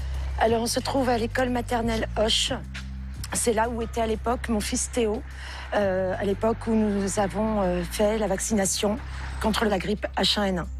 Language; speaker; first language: French; native; French